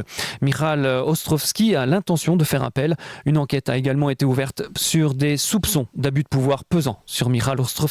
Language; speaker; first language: French; native; French